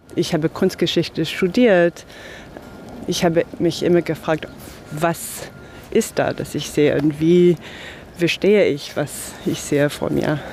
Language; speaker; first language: German; non-native, fluent; English